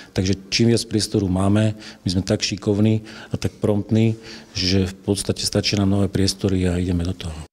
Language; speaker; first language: Slovak; native; Slovak